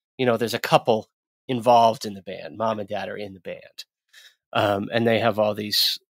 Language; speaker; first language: English; native; English